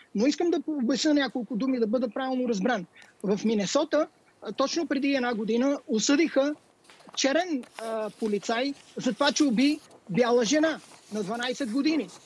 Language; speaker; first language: Bulgarian; native; Bulgarian